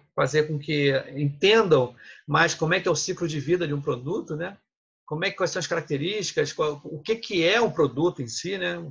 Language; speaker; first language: Portuguese; native; Portuguese